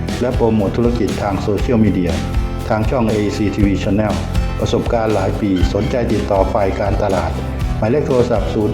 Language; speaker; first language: Thai; native; Thai